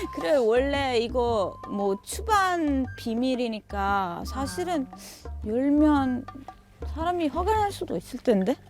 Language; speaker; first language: Korean; non-native, fluent; Italian